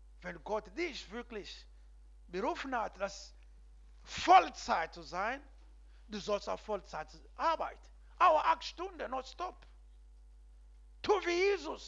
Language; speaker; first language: German; non-native, learner; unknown